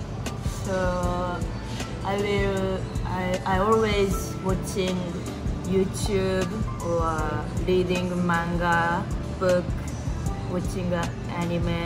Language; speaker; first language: English; non-native, learner; Japanese